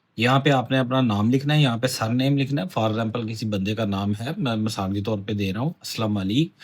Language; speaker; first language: Urdu; non-native, local second language; Punjabi